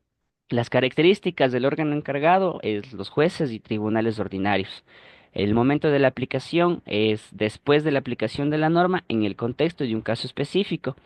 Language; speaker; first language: Spanish; native; Spanish